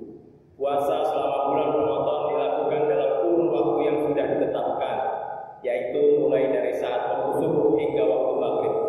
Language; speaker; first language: Indonesian; native; Indonesian